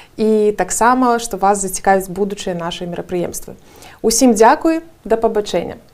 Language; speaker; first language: Belarusian; non-native, local second language; Russian